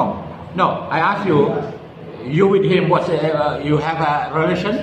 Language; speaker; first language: English; non-native, learner; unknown